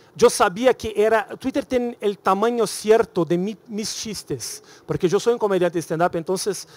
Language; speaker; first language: Spanish; non-native, learner; Portuguese